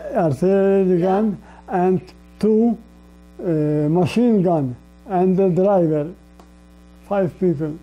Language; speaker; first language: English; non-native, learner; Polish